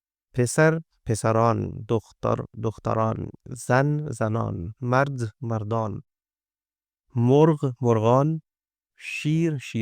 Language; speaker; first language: Persian; non-native, fluent; Urdu